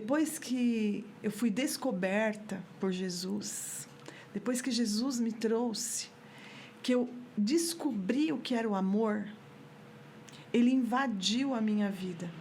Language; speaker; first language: Portuguese; native; Portuguese